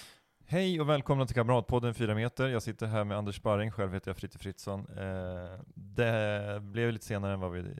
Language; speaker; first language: Swedish; native; Swedish